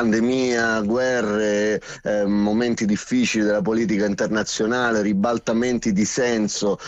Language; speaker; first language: Italian; native; Italian